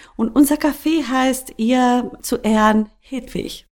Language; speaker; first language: German; non-native, fluent; Spanish